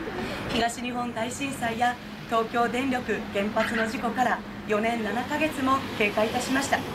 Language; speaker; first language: Japanese; native; Japanese